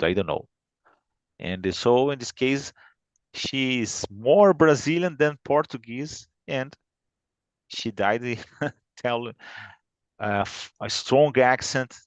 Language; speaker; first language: English; non-native, fluent; Portuguese